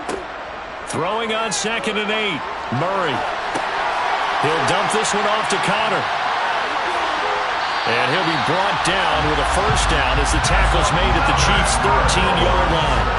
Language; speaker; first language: English; native; English